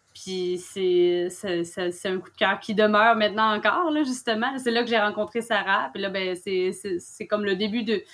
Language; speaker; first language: French; native; French